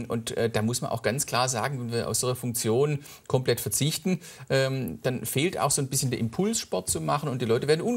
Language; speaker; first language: German; native; German